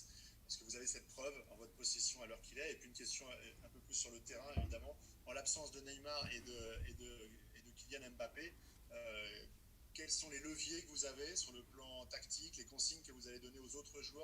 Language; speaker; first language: French; native; French